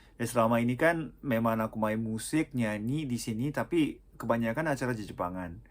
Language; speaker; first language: Indonesian; non-native, fluent; Japanese